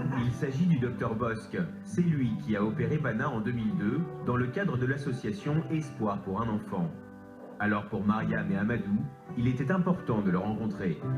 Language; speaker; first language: French; native; French